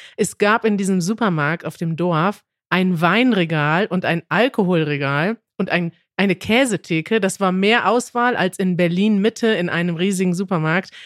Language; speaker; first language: German; native; German